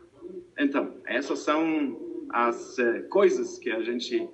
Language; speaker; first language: Portuguese; non-native, fluent; German